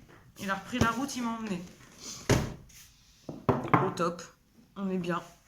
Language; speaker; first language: French; native; French